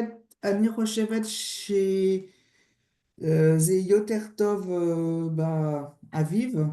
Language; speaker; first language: Hebrew; non-native, learner; French